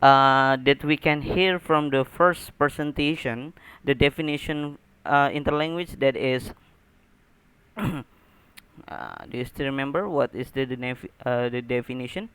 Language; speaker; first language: English; non-native, learner; Indonesian